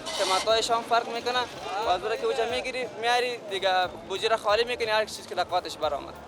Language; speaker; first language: Persian; native; Persian